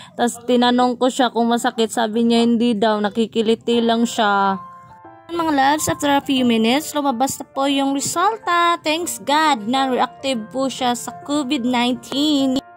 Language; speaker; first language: Filipino; non-native, local second language; Cebuano